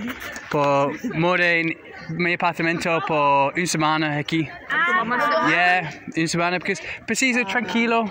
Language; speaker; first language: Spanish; non-native, learner; English